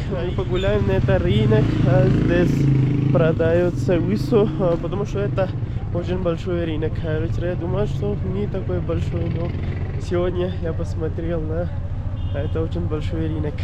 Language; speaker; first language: Russian; non-native, learner; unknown